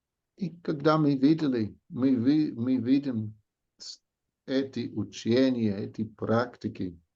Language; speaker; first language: Russian; non-native, fluent; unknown